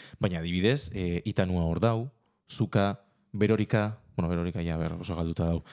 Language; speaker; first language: Basque; native; Basque